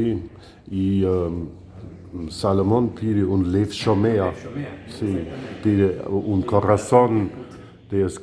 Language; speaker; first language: Spanish; non-native, fluent; German